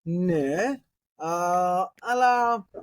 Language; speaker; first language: Greek; non-native, learner; English